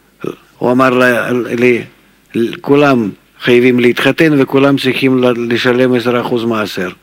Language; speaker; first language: Hebrew; non-native, fluent; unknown